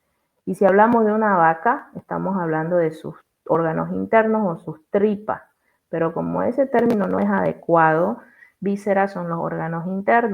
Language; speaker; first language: Spanish; native; Spanish